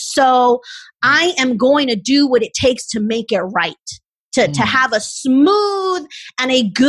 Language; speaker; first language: English; native; English